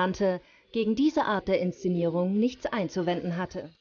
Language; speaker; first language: German; native; German